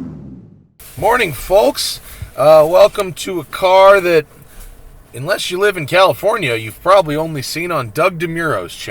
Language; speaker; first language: English; native; English